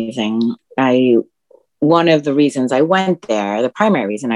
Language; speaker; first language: English; early bilingual, other home language; Spanish